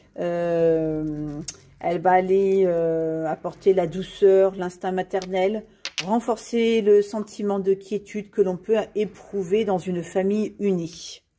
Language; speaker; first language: French; native; French